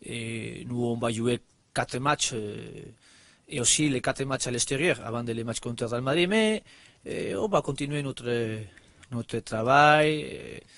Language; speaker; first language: French; non-native, learner; Spanish